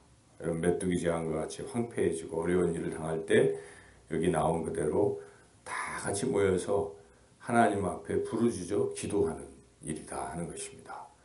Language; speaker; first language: Korean; native; Korean